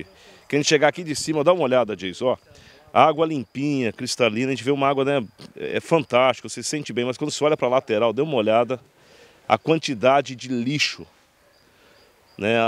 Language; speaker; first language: Portuguese; native; Portuguese